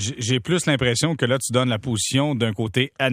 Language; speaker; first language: French; native; French